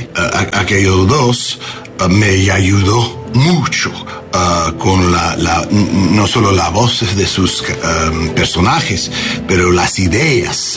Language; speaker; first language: Spanish; non-native, learner; English